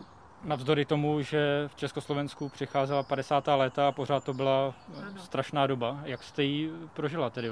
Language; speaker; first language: Czech; native; Czech